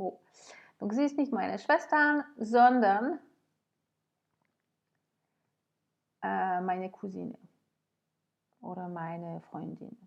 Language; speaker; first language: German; non-native, fluent; French